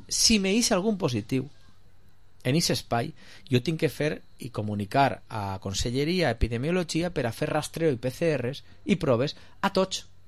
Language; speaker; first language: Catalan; native; Catalan